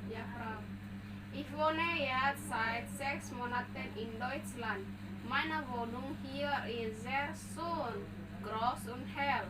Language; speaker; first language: German; non-native, learner; Indonesian